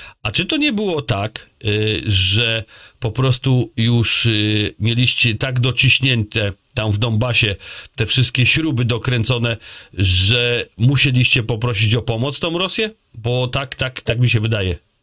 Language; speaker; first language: Polish; native; Polish